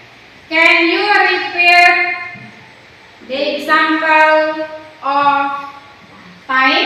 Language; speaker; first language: English; non-native, learner; Indonesian